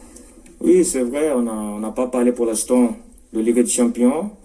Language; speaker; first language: French; non-native, fluent; Portuguese